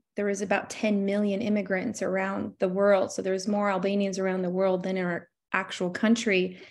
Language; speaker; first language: English; non-native, fluent; Albanian